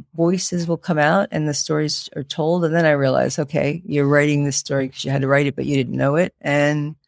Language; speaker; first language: English; native; English